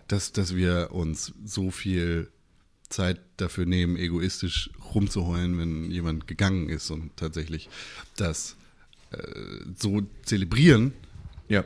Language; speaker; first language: German; native; German